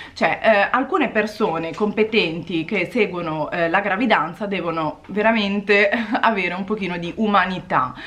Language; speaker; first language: Italian; native; Italian